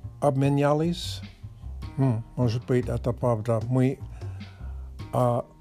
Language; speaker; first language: Russian; non-native, learner; English